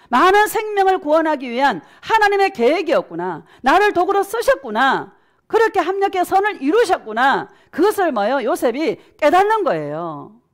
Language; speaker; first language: Korean; native; Korean